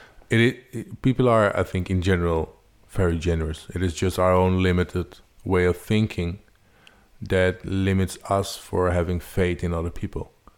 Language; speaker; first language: English; non-native, fluent; Dutch